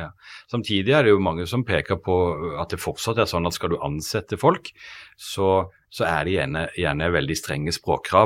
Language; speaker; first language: Norwegian; native; Norwegian